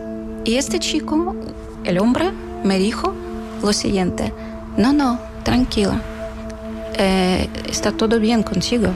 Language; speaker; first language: Spanish; non-native, learner; Ukrainian